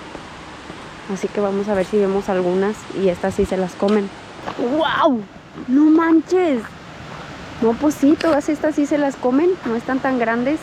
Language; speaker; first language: Spanish; native; Spanish